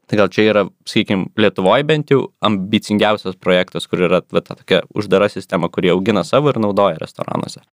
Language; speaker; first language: Lithuanian; native; Lithuanian